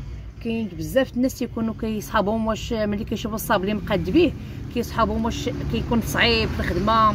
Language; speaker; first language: Arabic; native; Arabic